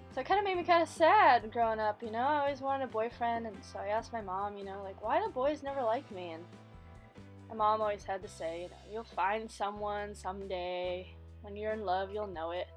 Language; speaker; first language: English; native; English